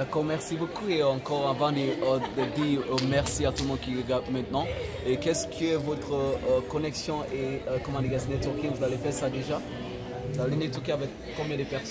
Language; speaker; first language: French; non-native, learner; Krio